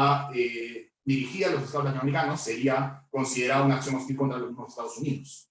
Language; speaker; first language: Spanish; native; Spanish